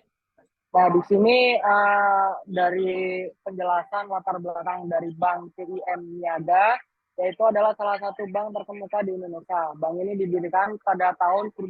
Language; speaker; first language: Indonesian; native; Indonesian